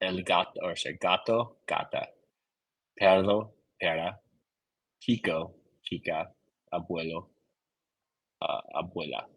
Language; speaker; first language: Spanish; non-native, learner; English